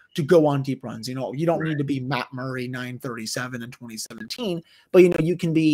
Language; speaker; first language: English; native; English